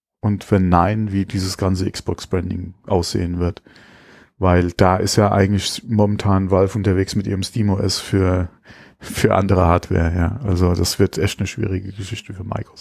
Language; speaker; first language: German; native; German